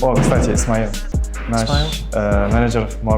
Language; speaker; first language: Russian; non-native, local second language; Uzbek